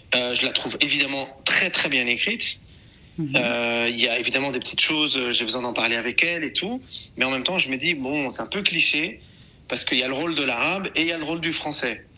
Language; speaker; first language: French; native; French